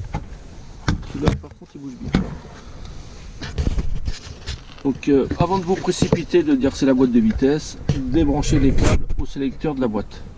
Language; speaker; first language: French; native; French